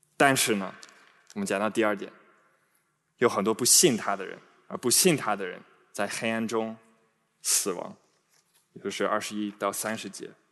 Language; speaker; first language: Chinese; non-native, fluent; English